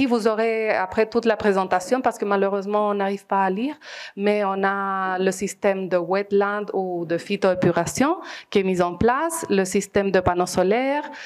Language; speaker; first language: French; non-native, fluent; Spanish